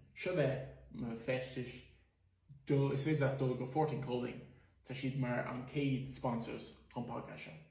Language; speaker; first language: Irish; native; Irish